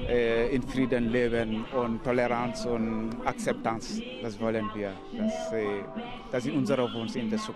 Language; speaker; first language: German; non-native, learner; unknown